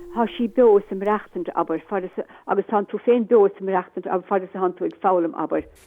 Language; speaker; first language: Irish; native; Irish